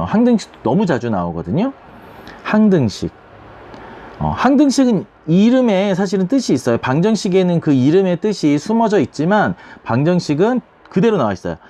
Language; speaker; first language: Korean; native; Korean